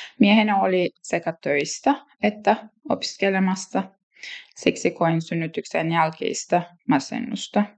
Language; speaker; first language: Finnish; non-native, learner; Turkish